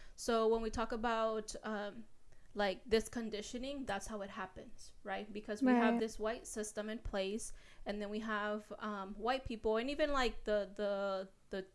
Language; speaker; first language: English; early bilingual, other home language; Spanish